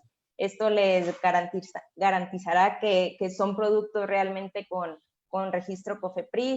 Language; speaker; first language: Spanish; native; Spanish